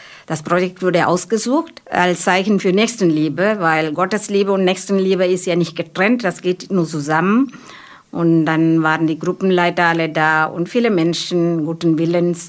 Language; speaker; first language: German; non-native, fluent; Malayalam